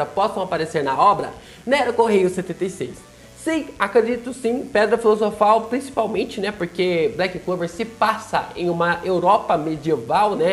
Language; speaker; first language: Portuguese; native; Portuguese